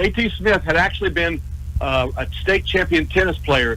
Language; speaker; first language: English; native; English